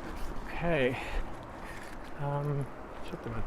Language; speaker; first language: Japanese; non-native, learner; English